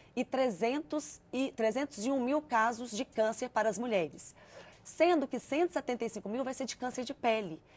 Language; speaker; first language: Portuguese; native; Portuguese